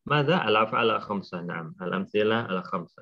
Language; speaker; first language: Arabic; non-native, fluent; Indonesian